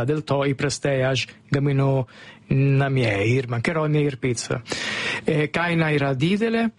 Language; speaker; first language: Lithuanian; non-native, learner; Italian